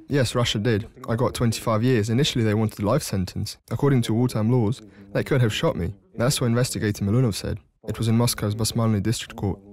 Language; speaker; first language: English; non-native, fluent; Ukrainian